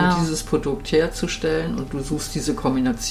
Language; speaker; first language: German; native; German